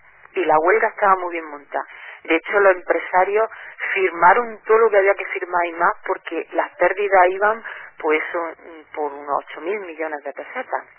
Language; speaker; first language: Spanish; native; Spanish